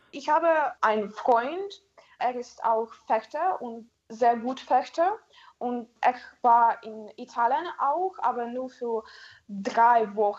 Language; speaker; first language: German; non-native, learner; Ukrainian